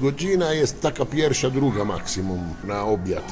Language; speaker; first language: Polish; non-native, learner; Italian